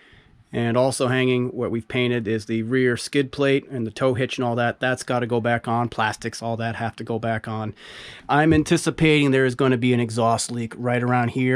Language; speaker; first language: English; native; English